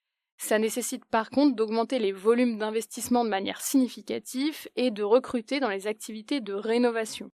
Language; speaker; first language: French; native; French